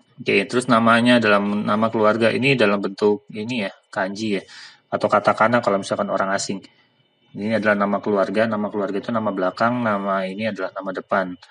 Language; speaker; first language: Indonesian; native; Indonesian